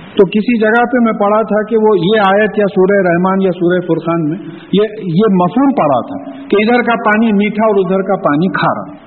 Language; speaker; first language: Urdu; native; Urdu